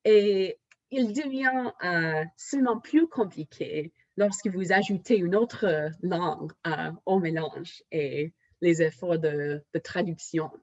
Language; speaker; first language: French; non-native, fluent; English